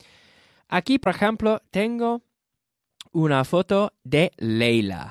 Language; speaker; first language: Spanish; non-native, fluent; English